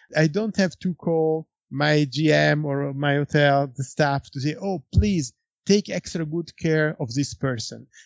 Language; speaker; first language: English; non-native, fluent; Italian